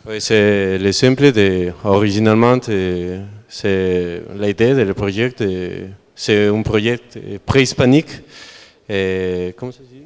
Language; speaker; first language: French; non-native, learner; Spanish